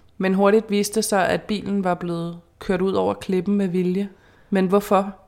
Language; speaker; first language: Danish; native; Danish